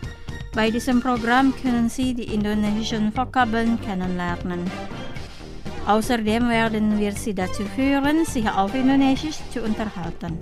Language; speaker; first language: German; non-native, fluent; Indonesian